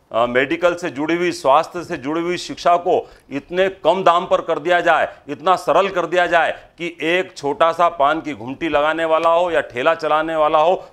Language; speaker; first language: Hindi; native; Hindi